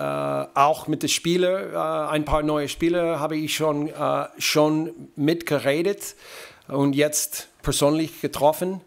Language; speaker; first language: German; non-native, fluent; English